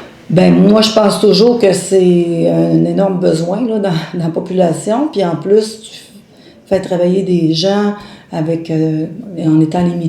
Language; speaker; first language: French; native; French